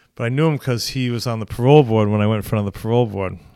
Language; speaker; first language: English; native; English